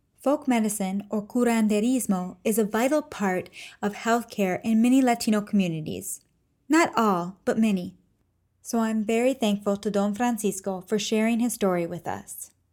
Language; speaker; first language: English; native; English